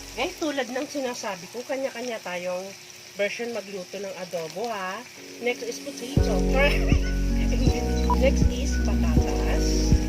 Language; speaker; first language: Filipino; non-native, local second language; Kinaray-a